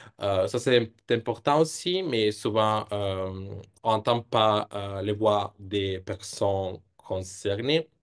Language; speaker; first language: French; non-native, fluent; Italian